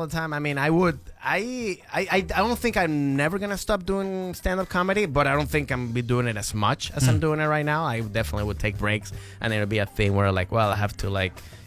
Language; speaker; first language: English; native; English